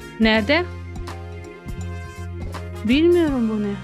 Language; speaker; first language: Turkish; non-native, learner; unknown